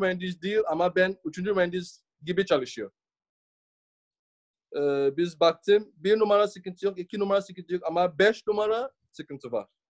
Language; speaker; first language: Turkish; non-native, learner; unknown